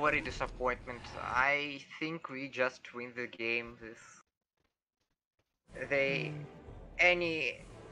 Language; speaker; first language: English; non-native, learner; Russian